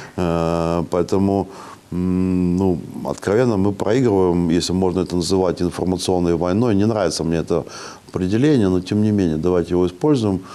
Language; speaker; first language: Russian; native; Russian